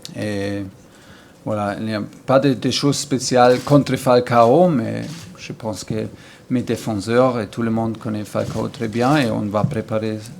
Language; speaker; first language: French; non-native, learner; German